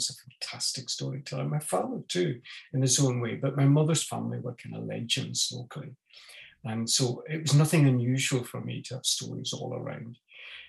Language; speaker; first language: English; native; English